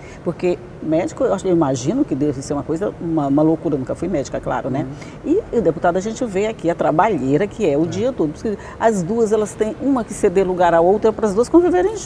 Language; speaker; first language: Portuguese; native; Portuguese